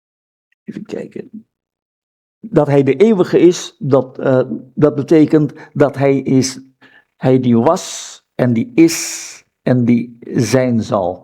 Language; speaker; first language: Dutch; non-native, fluent; Indonesian